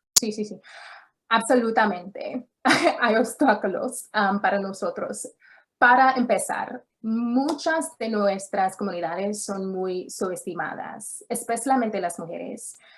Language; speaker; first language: Spanish; early bilingual, heritage; English